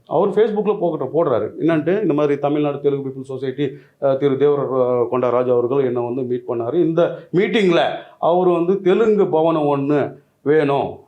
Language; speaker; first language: Tamil; non-native, local second language; Telugu